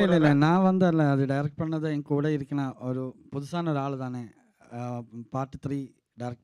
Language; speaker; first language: Tamil; non-native, learner; Malayalam